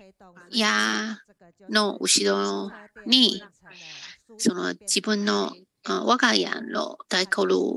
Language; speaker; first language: Japanese; non-native, fluent; Chinese